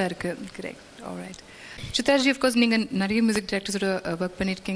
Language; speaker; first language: Tamil; native; Tamil